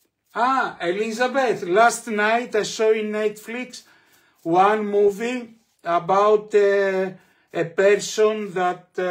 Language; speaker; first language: English; non-native, fluent; Greek